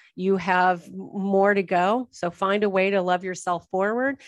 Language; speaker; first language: English; native; English